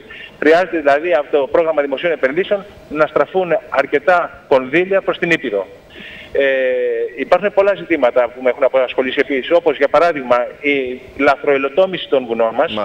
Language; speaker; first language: Greek; native; Greek